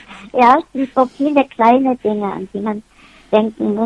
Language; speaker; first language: German; native; German